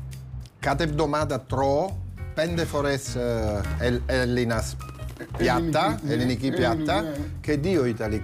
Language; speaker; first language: Greek; non-native, learner; Italian